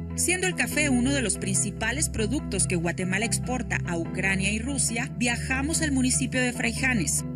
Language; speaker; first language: Spanish; native; Spanish